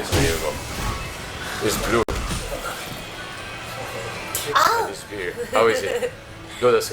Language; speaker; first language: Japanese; non-native, learner; English